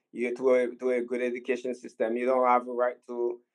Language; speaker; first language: English; non-native, fluent; Haitian Creole